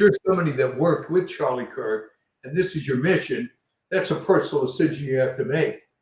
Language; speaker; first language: English; native; English